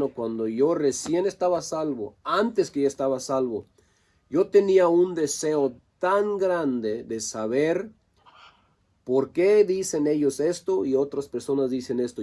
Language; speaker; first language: Spanish; non-native, local second language; Low German